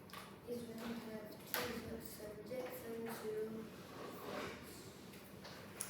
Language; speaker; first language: English; non-native, learner; Portuguese